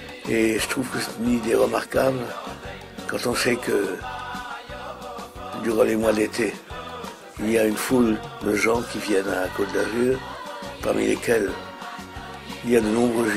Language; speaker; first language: French; native; French